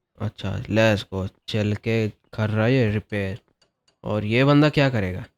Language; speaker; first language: Hindi; non-native, local second language; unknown